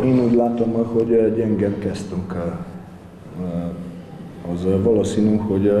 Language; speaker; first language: Hungarian; non-native, fluent; Serbian